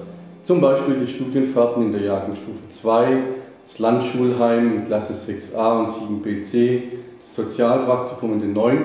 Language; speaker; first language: German; native; German